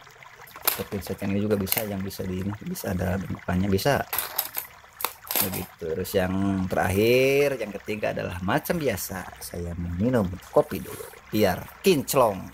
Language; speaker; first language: Indonesian; native; Indonesian